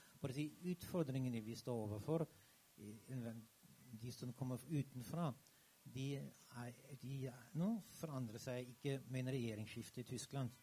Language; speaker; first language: Norwegian; non-native, fluent; German